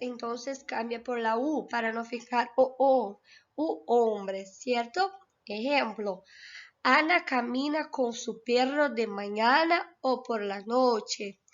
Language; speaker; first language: Spanish; non-native, fluent; Portuguese